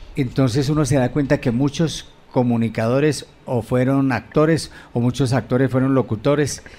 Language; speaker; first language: Spanish; native; Spanish